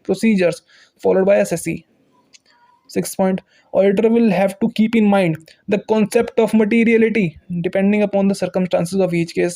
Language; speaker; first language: English; non-native, local second language; Hindi